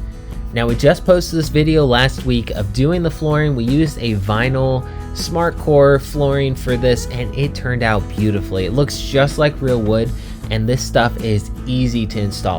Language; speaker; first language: English; native; English